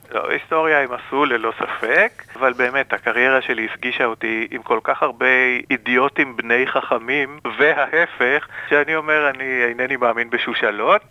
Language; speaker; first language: Hebrew; native; Hebrew